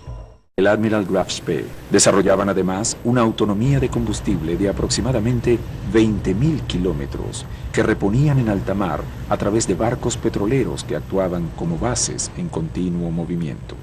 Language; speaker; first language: Spanish; native; Spanish